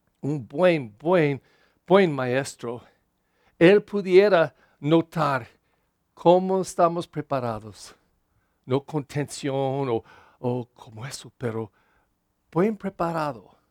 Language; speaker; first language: Spanish; non-native, learner; English